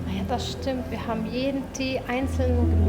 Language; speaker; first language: German; non-native, fluent; Dutch